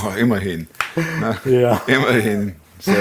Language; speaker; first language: German; native; German